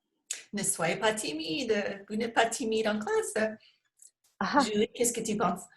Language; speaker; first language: French; non-native, learner; English